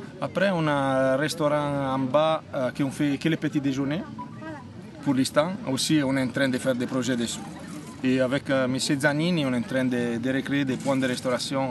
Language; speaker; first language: French; non-native, fluent; Italian